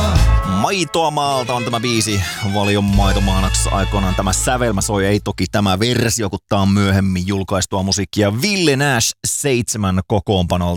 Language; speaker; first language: Finnish; native; Finnish